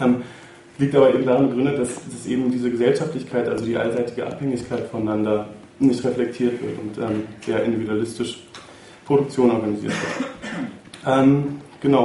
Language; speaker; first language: German; native; German